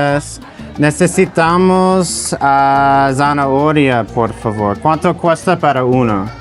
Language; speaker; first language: Spanish; non-native, learner; English